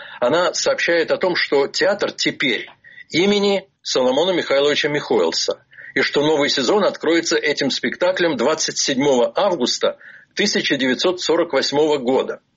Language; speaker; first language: Russian; native; Russian